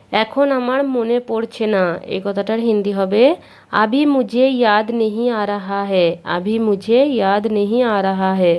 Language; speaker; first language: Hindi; non-native, fluent; Bangla